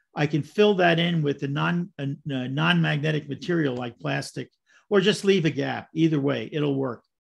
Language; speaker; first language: English; native; English